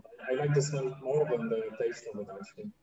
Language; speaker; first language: English; non-native, fluent; Polish